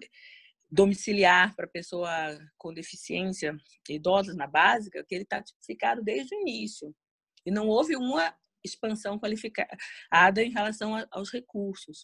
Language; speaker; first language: Portuguese; native; Portuguese